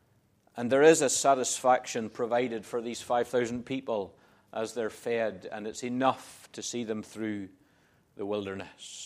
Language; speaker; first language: English; native; English